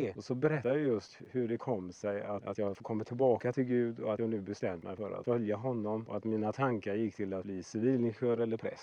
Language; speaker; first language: Swedish; native; Swedish